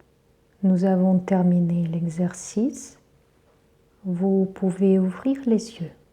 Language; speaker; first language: French; native; French